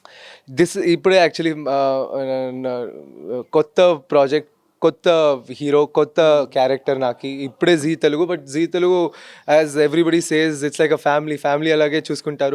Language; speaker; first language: Telugu; non-native, local second language; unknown